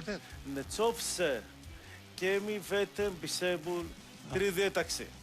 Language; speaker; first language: Albanian; non-native, learner; Greek